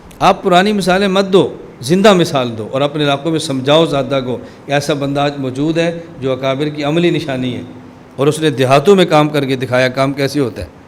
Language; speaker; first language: Urdu; non-native, local second language; Punjabi